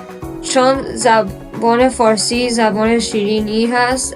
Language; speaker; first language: Persian; early bilingual, heritage; Persian